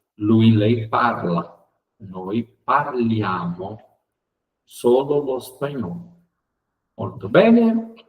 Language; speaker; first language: Italian; non-native, fluent; Portuguese